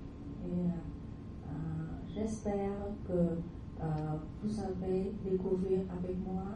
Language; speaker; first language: French; non-native, learner; Vietnamese